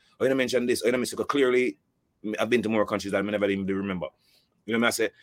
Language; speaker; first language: English; native; English